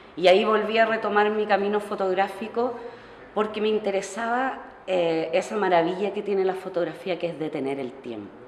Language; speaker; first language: Spanish; native; Spanish